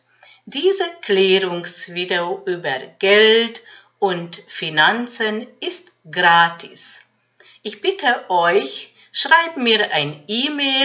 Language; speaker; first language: German; non-native, fluent; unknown